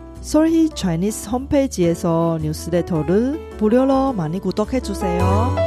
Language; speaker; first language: Korean; non-native, fluent; Chinese